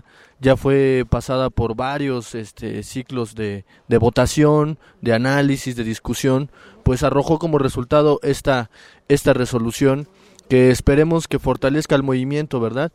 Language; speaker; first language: Spanish; native; Spanish